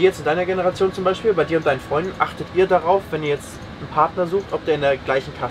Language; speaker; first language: German; native; German